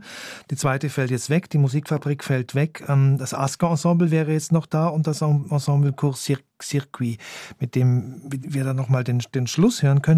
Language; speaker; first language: German; native; German